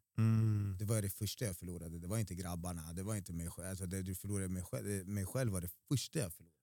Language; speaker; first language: Swedish; early bilingual, other home language; Spanish